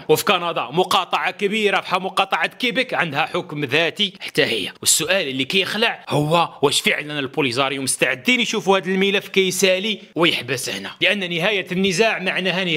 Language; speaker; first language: Arabic; native; Arabic